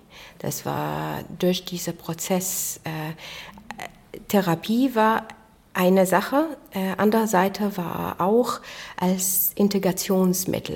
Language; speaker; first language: German; non-native, fluent; Arabic